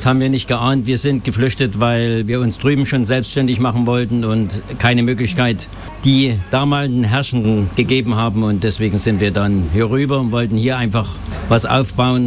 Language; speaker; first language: German; native; German